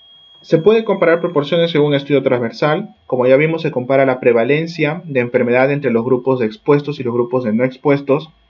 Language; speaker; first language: Spanish; native; Spanish